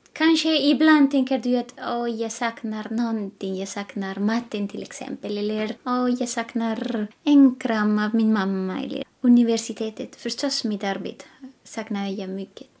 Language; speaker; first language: Swedish; non-native, fluent; Spanish